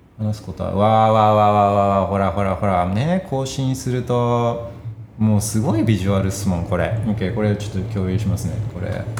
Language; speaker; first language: Japanese; early bilingual, heritage; Japanese